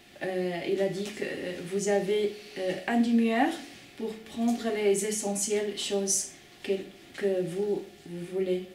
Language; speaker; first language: French; non-native, fluent; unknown